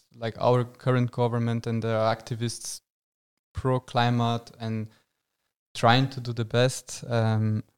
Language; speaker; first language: English; non-native, fluent; Portuguese